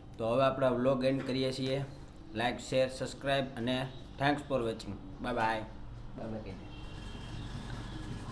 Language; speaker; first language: Gujarati; native; Gujarati